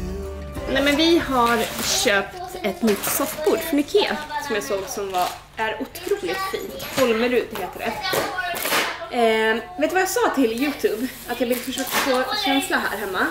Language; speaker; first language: Swedish; native; Swedish